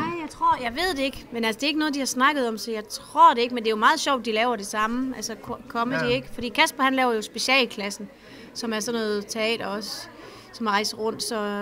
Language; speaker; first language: Danish; native; Danish